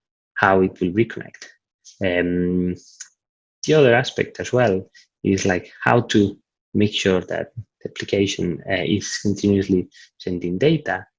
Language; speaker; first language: English; non-native, fluent; Italian